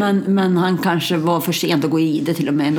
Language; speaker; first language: Swedish; native; Swedish